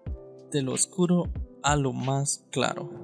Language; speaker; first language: Spanish; native; Spanish